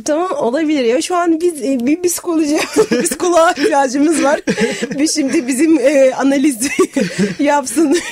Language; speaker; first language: Turkish; non-native, fluent; Arabic